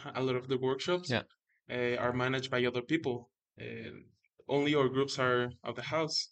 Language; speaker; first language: English; non-native, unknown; Spanish